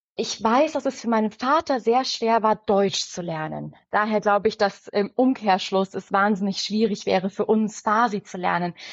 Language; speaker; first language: German; early bilingual, other home language; Persian